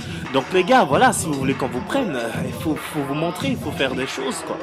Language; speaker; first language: French; native; French